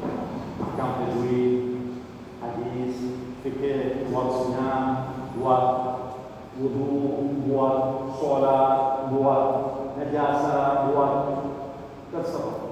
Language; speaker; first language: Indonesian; non-native, learner; Arabic